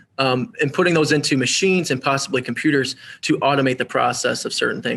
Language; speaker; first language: English; native; English